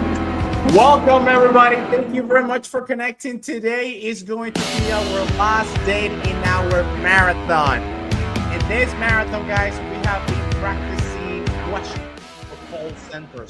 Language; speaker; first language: English; non-native, fluent; Spanish